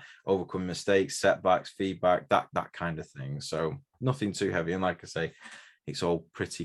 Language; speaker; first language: English; native; English